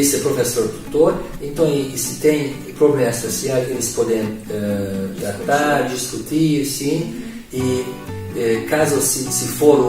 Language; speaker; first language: Portuguese; non-native, fluent; Hungarian